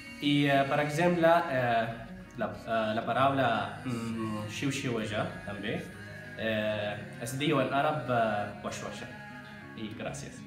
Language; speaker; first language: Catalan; non-native, learner; Arabic